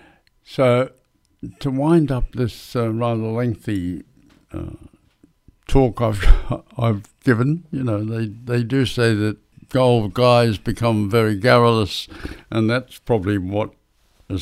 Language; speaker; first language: English; native; English